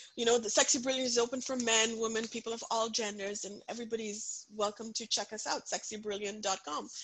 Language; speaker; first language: English; non-native, local second language; Punjabi